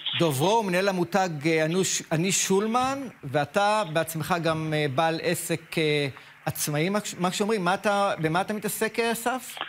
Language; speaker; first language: Hebrew; native; Hebrew